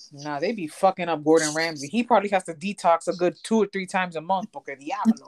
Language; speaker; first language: English; early bilingual, other home language; Spanish